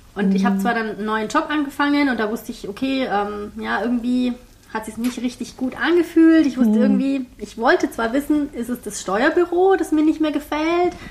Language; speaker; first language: German; early bilingual, heritage; German